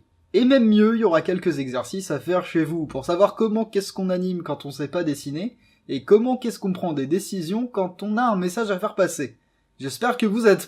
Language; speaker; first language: French; native; French